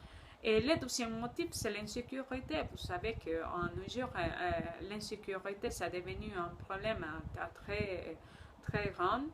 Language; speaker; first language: French; non-native, learner; Spanish